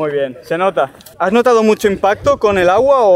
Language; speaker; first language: Spanish; native; Spanish